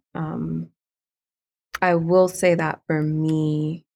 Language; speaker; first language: English; early bilingual, other home language; Spanish